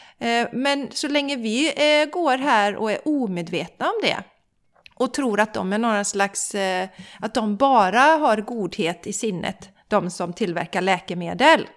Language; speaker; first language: Swedish; native; Swedish